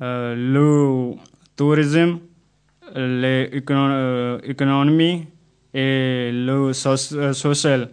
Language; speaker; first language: French; non-native, learner; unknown